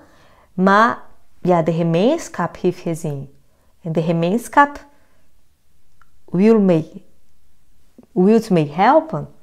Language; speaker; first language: Dutch; non-native, fluent; Portuguese